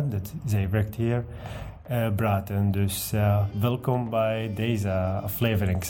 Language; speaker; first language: Dutch; non-native, learner; Arabic